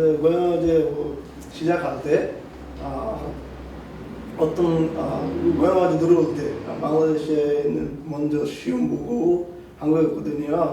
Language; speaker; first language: Korean; non-native, learner; Bangla